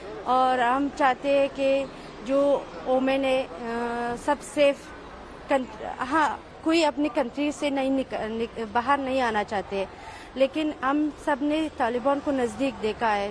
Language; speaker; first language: Hindi; non-native, fluent; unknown